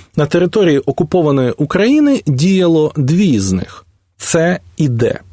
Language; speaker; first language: Ukrainian; native; Ukrainian